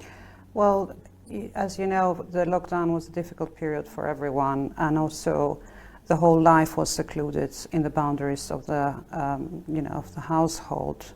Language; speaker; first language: English; non-native, fluent; Albanian